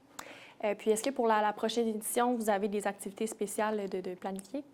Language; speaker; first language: French; native; French